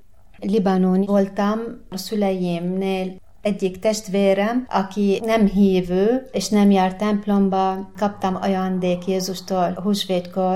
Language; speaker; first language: Hungarian; non-native, learner; Arabic